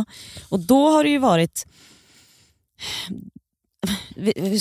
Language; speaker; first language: Swedish; native; Swedish